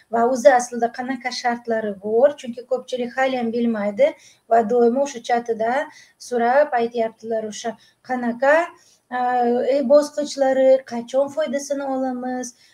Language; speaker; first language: Uzbek; non-native, local second language; Russian